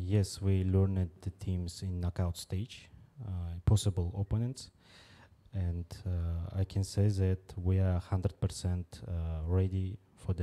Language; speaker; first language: English; non-native, fluent; Uzbek